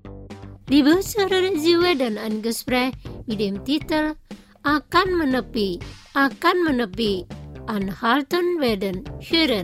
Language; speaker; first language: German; non-native, fluent; Indonesian